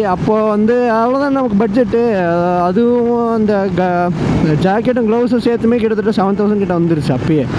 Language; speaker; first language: Tamil; non-native, local second language; Malayalam